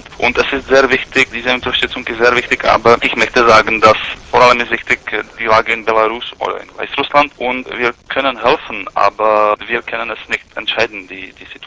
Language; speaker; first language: German; non-native, fluent; Czech